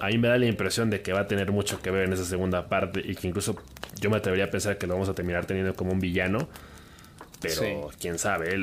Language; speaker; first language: Spanish; native; Spanish